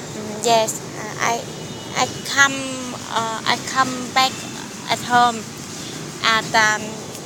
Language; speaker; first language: English; non-native, learner; Vietnamese